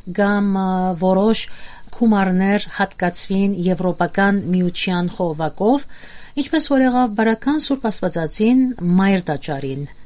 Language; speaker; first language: Armenian; native; Armenian